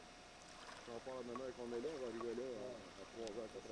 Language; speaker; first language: French; native; French